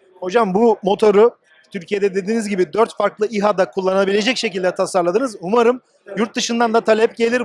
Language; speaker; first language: Turkish; native; Turkish